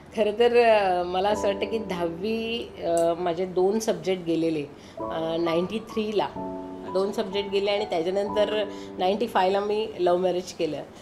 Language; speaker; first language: Marathi; non-native, local second language; Kannada